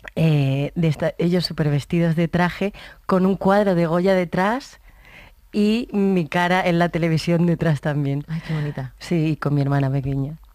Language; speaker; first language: Spanish; native; Spanish